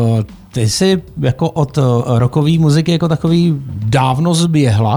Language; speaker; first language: Czech; native; Czech